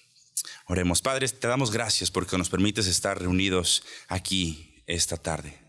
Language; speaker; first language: Spanish; native; Spanish